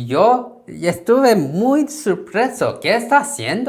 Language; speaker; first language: Spanish; non-native, learner; Korean